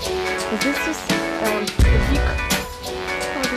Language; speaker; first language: English; non-native, learner; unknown